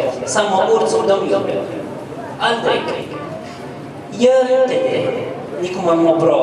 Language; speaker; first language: Swedish; early bilingual, other home language; Arabic